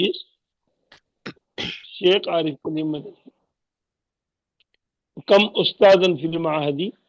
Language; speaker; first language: Arabic; non-native, fluent; Urdu